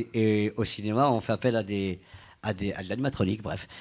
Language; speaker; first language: French; native; French